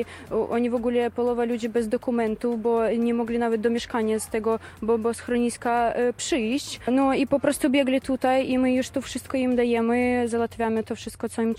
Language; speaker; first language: Polish; non-native, fluent; Ukrainian